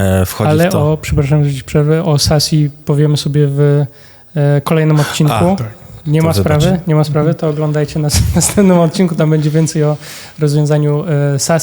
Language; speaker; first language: Polish; native; Polish